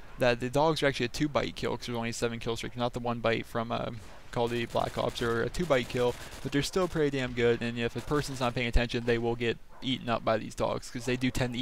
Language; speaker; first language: English; native; English